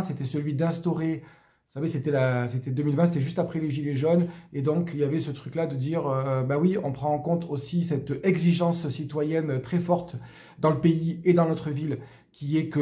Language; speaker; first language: French; native; French